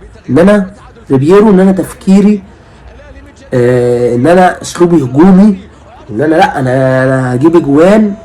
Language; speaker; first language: Arabic; native; Arabic